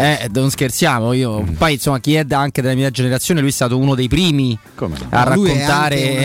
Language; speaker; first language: Italian; native; Italian